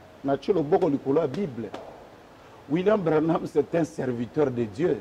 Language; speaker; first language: French; non-native, local second language; Lingala